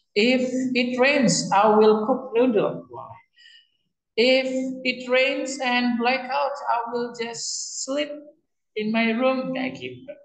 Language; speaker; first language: English; non-native, fluent; Indonesian